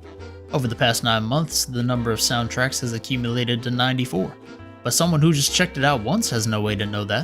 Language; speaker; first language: English; native; English